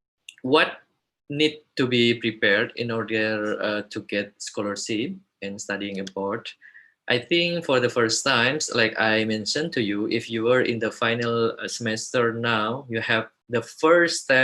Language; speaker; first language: English; non-native, fluent; Indonesian